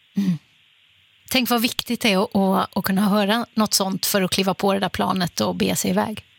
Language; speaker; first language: Swedish; native; Swedish